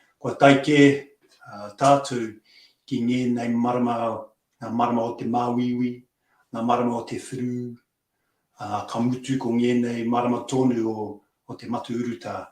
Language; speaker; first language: Māori; native; Māori